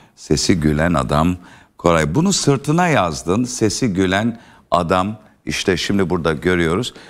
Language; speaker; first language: Turkish; native; Turkish